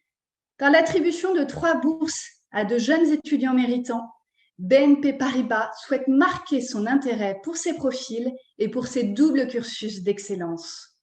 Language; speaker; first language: French; native; French